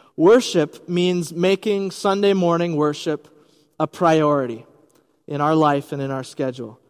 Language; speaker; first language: English; native; English